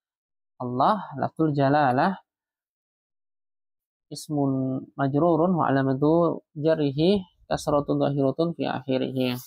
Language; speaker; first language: Arabic; non-native, fluent; Indonesian